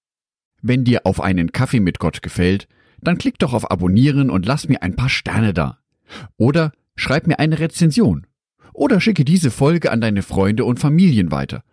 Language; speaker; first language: German; native; German